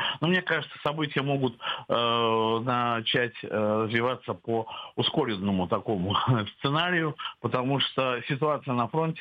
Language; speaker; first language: Russian; native; Russian